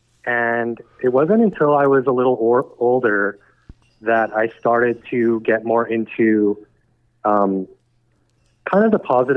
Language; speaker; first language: English; native; English